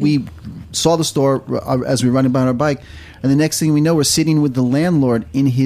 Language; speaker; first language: English; native; English